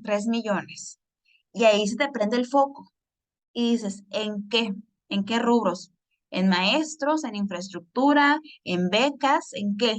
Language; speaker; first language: Spanish; native; Spanish